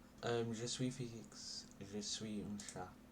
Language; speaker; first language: French; non-native, learner; English